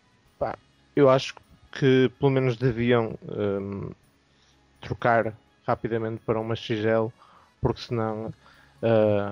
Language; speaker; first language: Portuguese; native; Portuguese